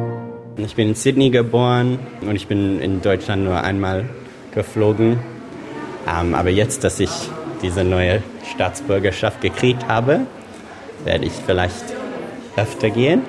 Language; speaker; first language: German; non-native, fluent; English